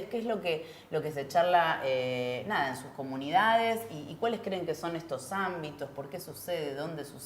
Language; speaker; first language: Spanish; native; Spanish